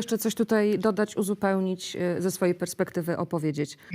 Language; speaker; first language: Polish; native; Polish